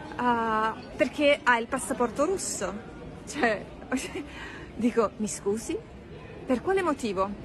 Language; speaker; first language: Italian; non-native, fluent; Russian